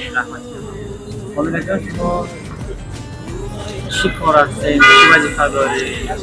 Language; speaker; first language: Persian; native; Persian